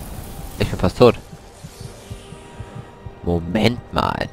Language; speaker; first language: German; native; German